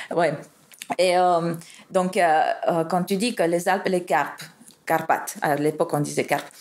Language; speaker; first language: French; non-native, fluent; Romanian